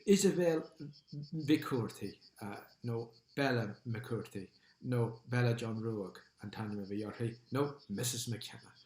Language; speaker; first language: Irish; non-native, local second language; English